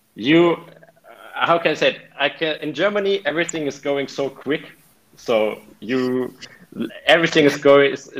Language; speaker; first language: English; non-native, fluent; German